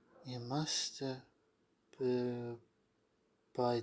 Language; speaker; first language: Greek; non-native, learner; Ukrainian